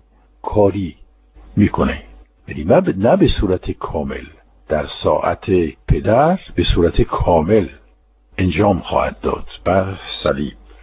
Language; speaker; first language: Persian; non-native, fluent; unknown